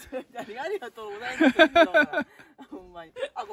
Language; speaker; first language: Japanese; native; Japanese